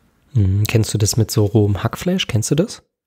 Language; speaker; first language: German; native; German